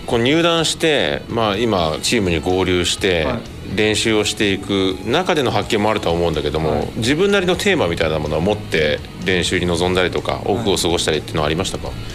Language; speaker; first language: Japanese; native; Japanese